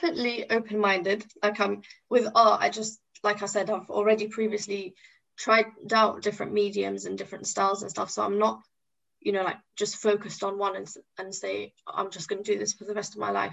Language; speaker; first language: English; native; English